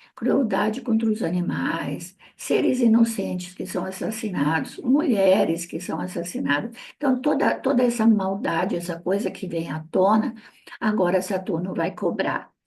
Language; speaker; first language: Portuguese; early bilingual, other home language; Italian